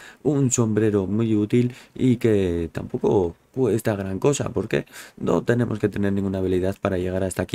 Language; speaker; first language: Spanish; native; Spanish